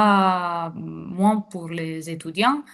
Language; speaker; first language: French; non-native, fluent; Italian